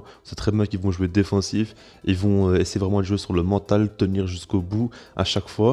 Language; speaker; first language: French; native; French